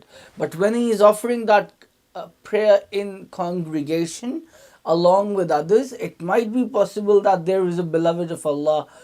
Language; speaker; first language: English; non-native, local second language; Urdu